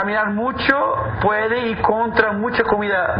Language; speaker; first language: Spanish; non-native, fluent; Portuguese